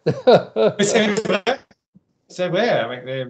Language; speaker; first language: French; non-native, learner; German